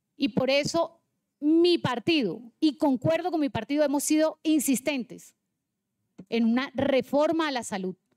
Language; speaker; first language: Spanish; native; Spanish